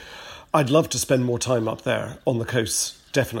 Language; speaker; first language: English; native; English